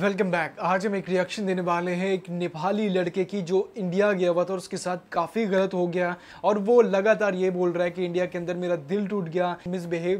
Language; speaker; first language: Hindi; native; Hindi